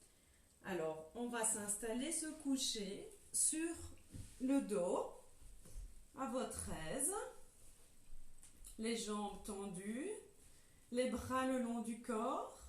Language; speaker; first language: French; native; French